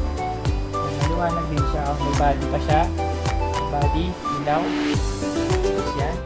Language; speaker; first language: Filipino; native; Filipino